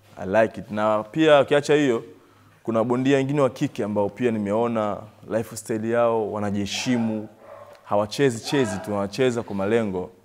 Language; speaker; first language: Swahili; native; Swahili